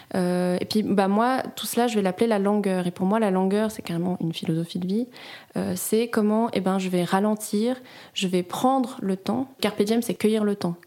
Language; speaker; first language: French; native; French